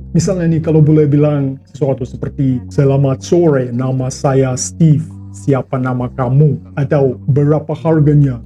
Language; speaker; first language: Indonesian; non-native, fluent; Russian